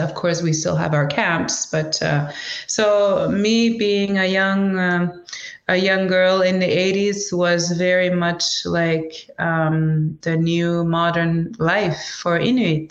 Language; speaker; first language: English; non-native, fluent; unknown